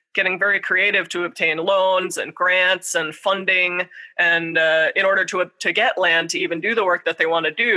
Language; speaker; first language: English; native; English